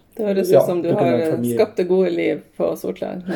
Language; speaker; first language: Norwegian; native; Norwegian